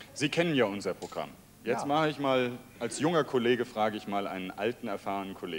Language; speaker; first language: German; native; German